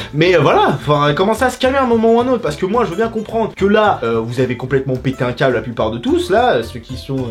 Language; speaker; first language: French; native; French